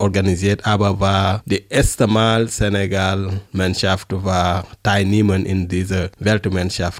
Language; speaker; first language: German; non-native, learner; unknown